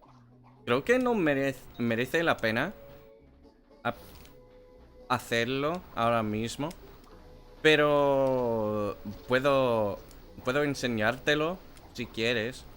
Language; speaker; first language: Spanish; non-native, learner; English